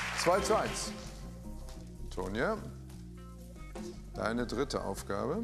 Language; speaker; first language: German; native; German